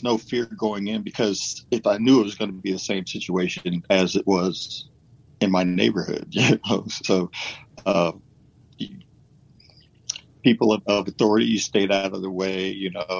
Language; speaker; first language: English; native; English